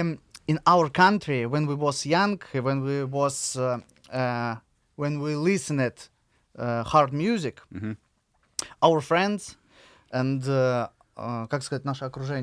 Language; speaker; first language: English; non-native, learner; Russian